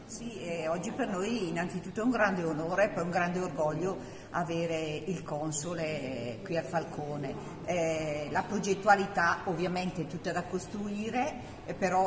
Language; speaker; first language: Italian; native; Italian